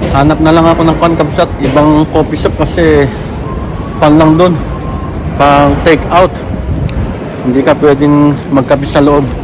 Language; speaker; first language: Filipino; non-native, local second language; Iloko